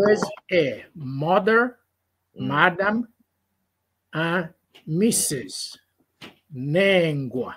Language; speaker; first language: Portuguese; non-native, local second language; Kongo